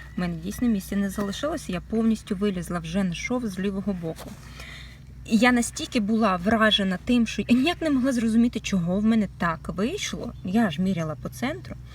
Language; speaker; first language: Ukrainian; native; Ukrainian